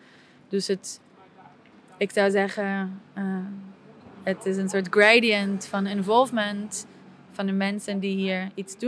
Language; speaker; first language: Dutch; non-native, fluent; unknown